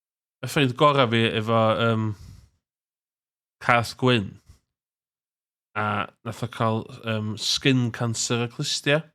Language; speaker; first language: Welsh; native; Welsh